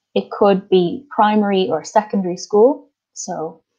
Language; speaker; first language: English; native; English